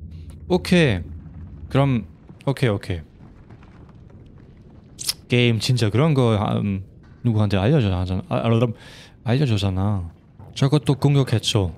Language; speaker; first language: Korean; non-native, fluent; German